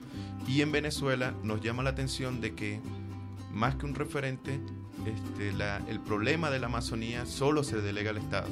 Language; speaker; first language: Spanish; native; Spanish